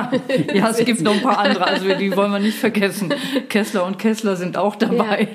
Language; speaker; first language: German; native; German